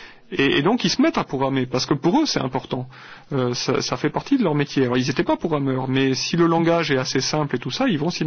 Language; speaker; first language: French; native; French